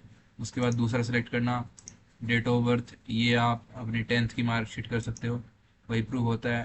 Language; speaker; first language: Hindi; native; Hindi